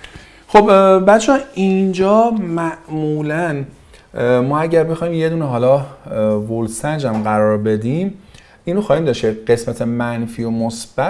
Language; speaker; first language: Persian; native; Persian